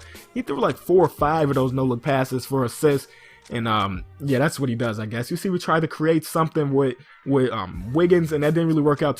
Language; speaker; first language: English; native; English